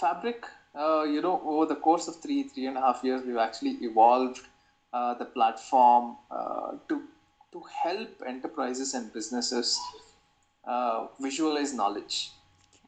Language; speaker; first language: English; non-native, local second language; Kannada